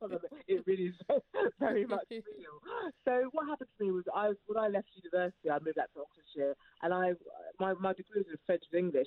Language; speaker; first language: English; native; English